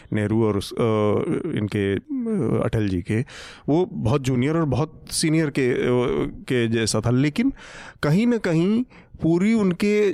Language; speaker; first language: Hindi; native; Hindi